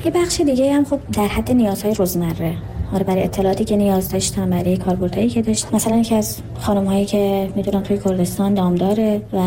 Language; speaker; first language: Persian; non-native, local second language; Kurdish